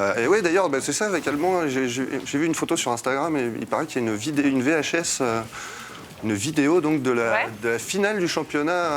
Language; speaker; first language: French; native; French